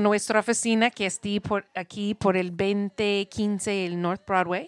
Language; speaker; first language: Spanish; non-native, learner; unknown